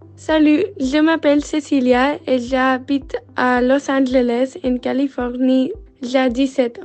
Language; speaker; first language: French; non-native, learner; English